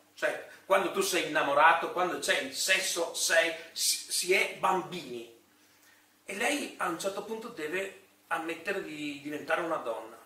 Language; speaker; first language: Italian; native; Italian